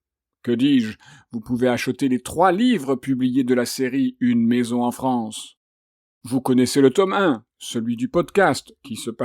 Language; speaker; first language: French; native; French